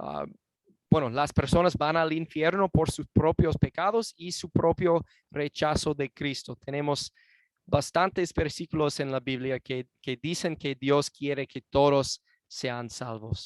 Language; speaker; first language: Spanish; non-native, fluent; English